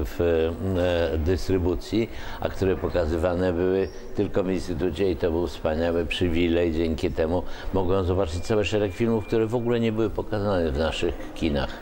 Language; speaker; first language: Polish; native; Polish